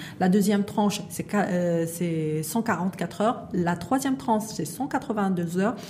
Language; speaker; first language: French; non-native, local second language; Arabic